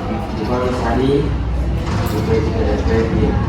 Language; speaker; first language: English; non-native, learner; Indonesian